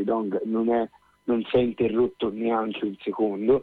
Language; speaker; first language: Italian; native; Italian